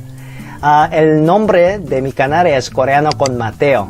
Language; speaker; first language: Spanish; non-native, fluent; Korean